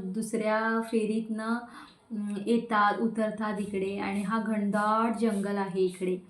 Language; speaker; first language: Marathi; non-native, local second language; Konkani